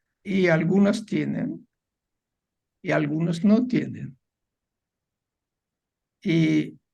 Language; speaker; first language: Spanish; non-native, fluent; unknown